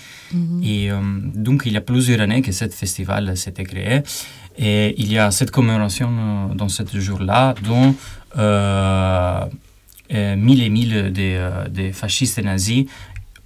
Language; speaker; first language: French; non-native, learner; Albanian